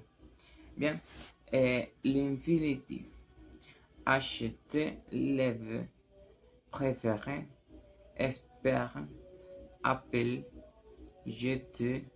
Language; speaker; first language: French; non-native, learner; Spanish